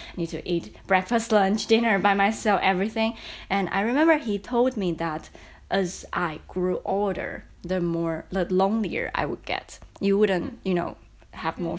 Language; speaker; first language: English; non-native, fluent; Chinese